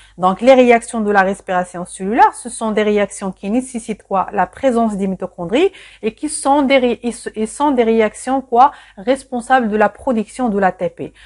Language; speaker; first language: French; non-native, local second language; Arabic